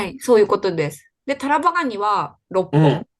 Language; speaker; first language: Japanese; native; Japanese